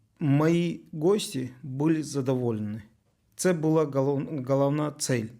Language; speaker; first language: Ukrainian; non-native, learner; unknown